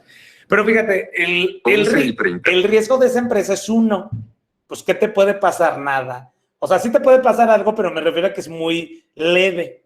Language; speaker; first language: Spanish; native; Spanish